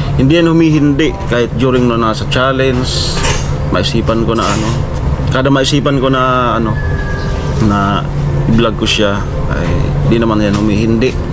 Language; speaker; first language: Filipino; non-native, local second language; Bikol